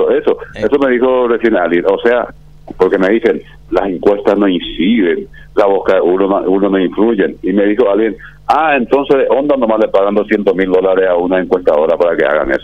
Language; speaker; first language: Spanish; native; Spanish